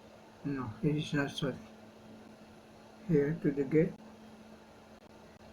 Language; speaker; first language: English; non-native, learner; Indonesian